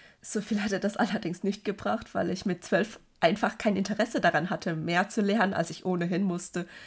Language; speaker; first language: German; early bilingual, other home language; Cantonese